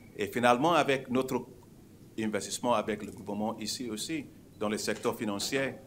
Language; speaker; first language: French; non-native, fluent; Yoruba